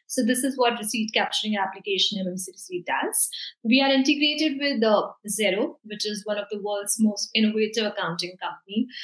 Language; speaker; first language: English; non-native, local second language; Hindi